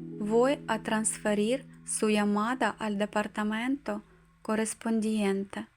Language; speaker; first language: Spanish; non-native, fluent; Ukrainian